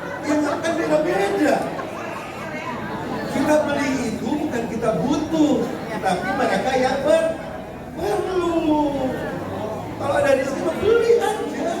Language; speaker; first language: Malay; non-native, local second language; Sundanese